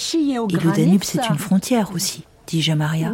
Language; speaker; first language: French; native; French